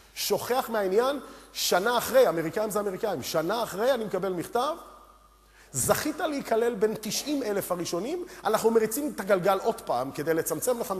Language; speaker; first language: Hebrew; early bilingual, other home language; Romanian